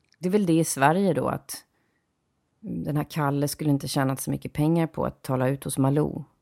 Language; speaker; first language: Swedish; native; Swedish